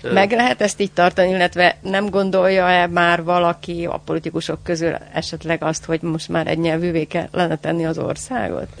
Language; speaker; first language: Hungarian; native; Hungarian